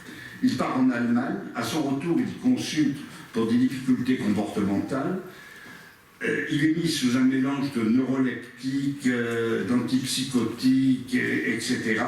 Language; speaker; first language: French; native; French